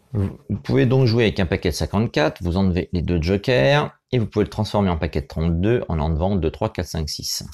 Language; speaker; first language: French; native; French